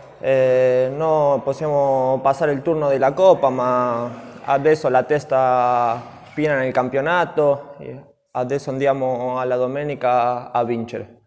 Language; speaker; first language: Italian; non-native, fluent; Spanish